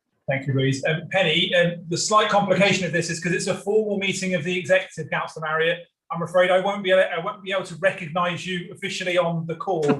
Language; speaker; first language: English; native; English